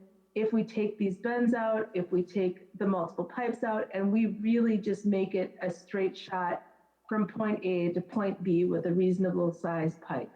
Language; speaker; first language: English; native; English